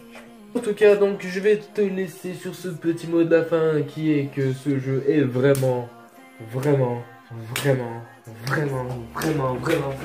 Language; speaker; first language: French; native; French